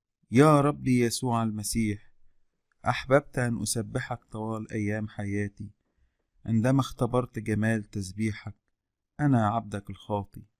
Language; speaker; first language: Arabic; native; Arabic